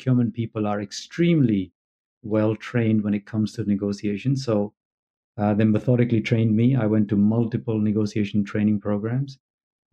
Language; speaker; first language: English; native; English